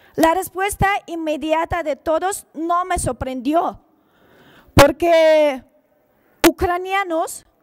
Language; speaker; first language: Spanish; non-native, fluent; Ukrainian